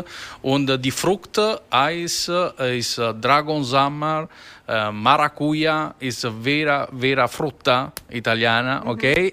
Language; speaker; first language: German; non-native, learner; Italian